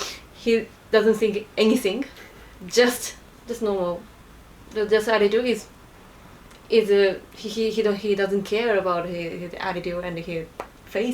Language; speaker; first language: English; non-native, learner; Japanese